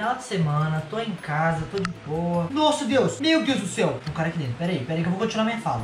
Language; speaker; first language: Portuguese; native; Portuguese